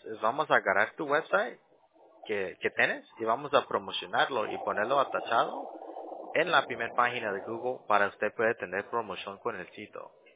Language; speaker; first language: Spanish; early bilingual, heritage; Spanish